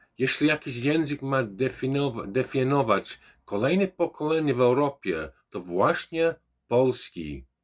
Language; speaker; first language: Polish; non-native, fluent; English